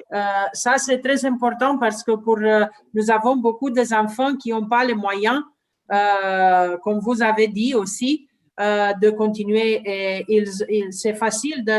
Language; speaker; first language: French; non-native, learner; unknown